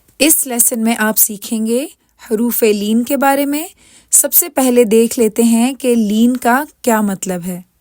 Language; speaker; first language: Urdu; native; Urdu